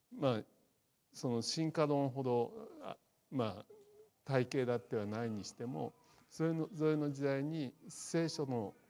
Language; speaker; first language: Japanese; native; Japanese